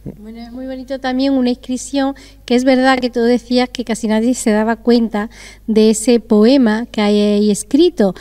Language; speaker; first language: Spanish; native; Spanish